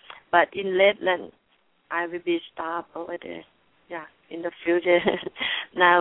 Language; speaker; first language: English; non-native, learner; Thai